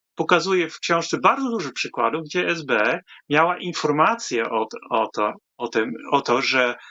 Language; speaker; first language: Polish; non-native, fluent; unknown